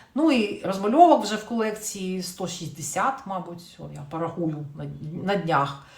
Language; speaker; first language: Ukrainian; non-native, local second language; Russian